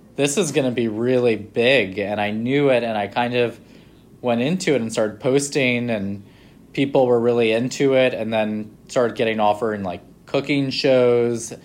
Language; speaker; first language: English; native; English